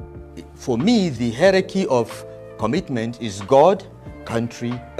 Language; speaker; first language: English; non-native, local second language; Hausa